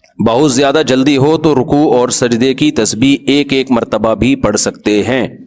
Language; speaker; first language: Urdu; native; Urdu